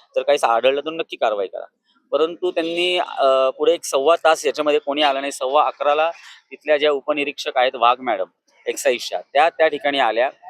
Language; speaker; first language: Marathi; native; Marathi